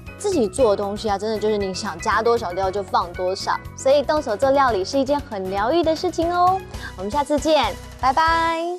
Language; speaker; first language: Chinese; native; Chinese